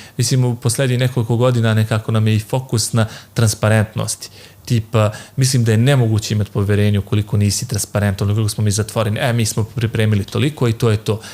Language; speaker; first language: Bosnian; native; Bosnian